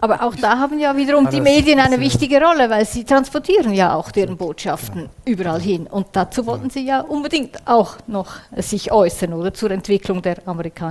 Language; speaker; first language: German; native; German